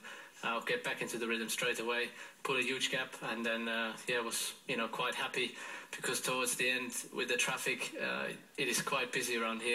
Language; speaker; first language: English; non-native, fluent; German